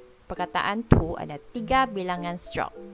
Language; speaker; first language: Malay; non-native, local second language; Chinese